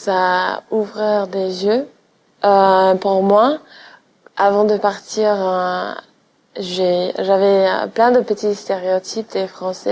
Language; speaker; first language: French; non-native, fluent; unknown